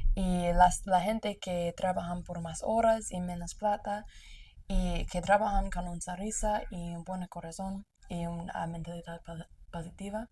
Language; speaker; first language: Spanish; non-native, learner; English